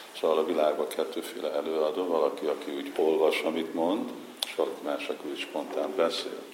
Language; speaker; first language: Hungarian; early bilingual, heritage; Hungarian